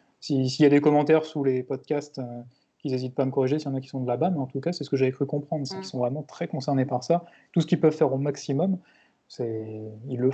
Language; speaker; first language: French; native; French